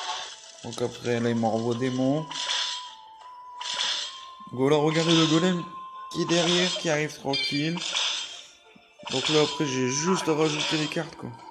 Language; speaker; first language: French; native; French